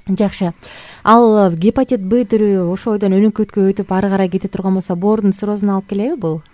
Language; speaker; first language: Kyrgyz; native; Kyrgyz